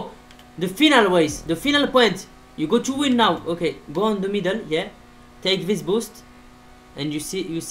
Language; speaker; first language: English; non-native, learner; French